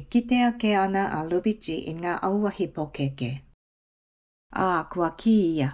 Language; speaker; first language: Māori; non-native, fluent; Japanese